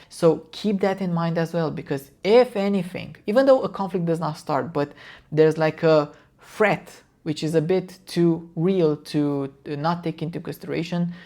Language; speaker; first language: English; non-native, fluent; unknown